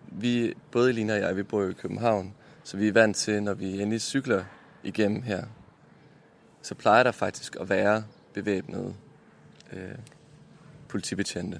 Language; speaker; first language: Danish; native; Danish